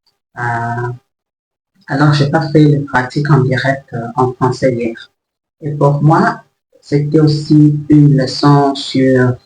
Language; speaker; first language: French; non-native, learner; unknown